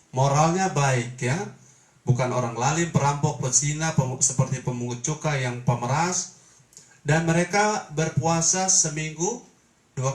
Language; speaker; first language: Indonesian; native; Indonesian